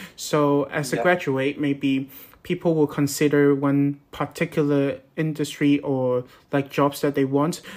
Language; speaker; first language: English; non-native, local second language; Cantonese